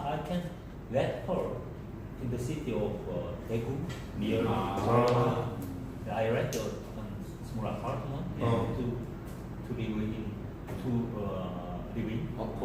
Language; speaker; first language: English; non-native, learner; Korean